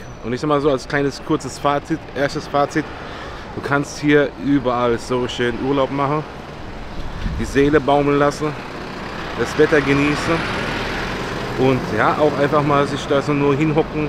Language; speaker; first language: German; native; German